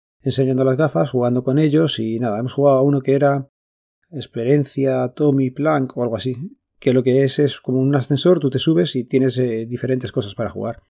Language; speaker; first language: Spanish; native; Spanish